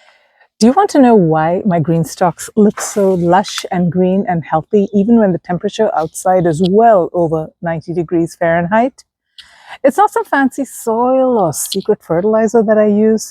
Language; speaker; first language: English; native; English